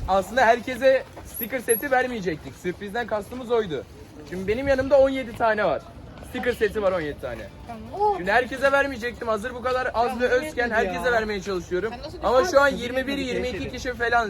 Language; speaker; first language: Turkish; native; Turkish